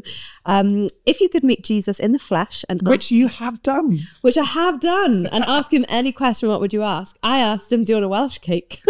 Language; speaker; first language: English; native; English